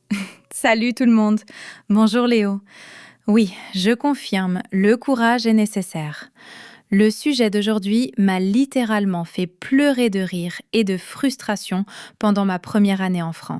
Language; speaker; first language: French; non-native, fluent; English